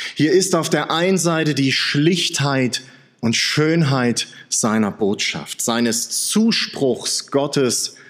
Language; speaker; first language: German; native; German